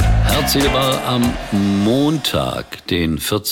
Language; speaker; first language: German; native; German